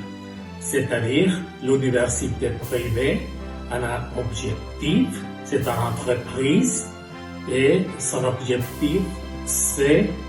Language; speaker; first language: French; non-native, fluent; Spanish